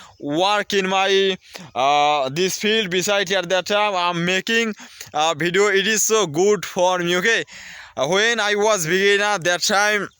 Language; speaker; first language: English; non-native, learner; Bangla